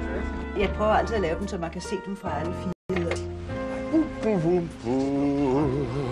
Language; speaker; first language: Danish; native; Danish